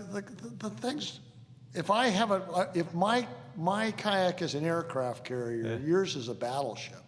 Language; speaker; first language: English; native; English